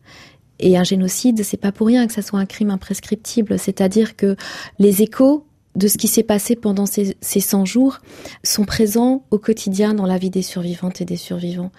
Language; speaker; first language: French; non-native, local second language; Kinyarwanda